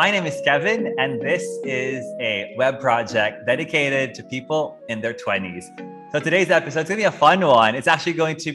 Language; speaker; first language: English; non-native, local second language; Filipino